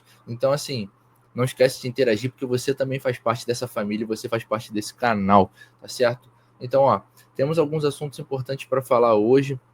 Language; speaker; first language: Portuguese; native; Portuguese